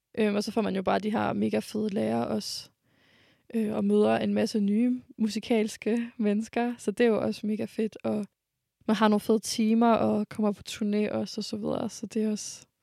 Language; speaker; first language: Danish; early bilingual, other home language; French